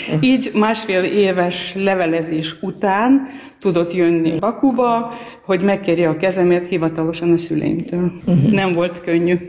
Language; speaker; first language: Hungarian; non-native, fluent; Armenian